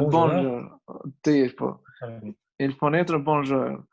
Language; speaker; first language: French; non-native, learner; Albanian